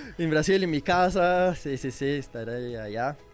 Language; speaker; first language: Spanish; non-native, learner; Portuguese